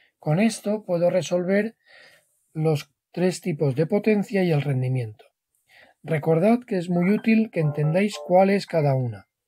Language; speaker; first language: Spanish; non-native, local second language; Catalan